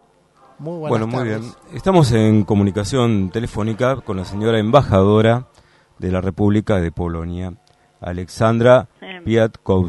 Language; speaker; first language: Spanish; native; Spanish